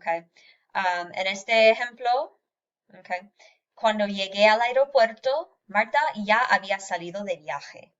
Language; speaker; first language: Spanish; non-native, fluent; English